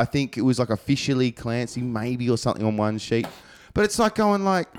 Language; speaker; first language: English; native; English